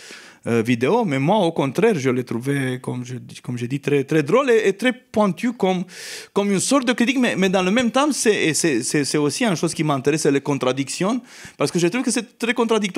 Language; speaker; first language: French; non-native, fluent; Romanian